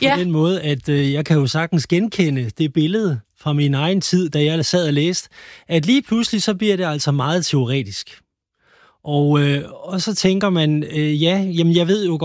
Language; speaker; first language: Danish; native; Danish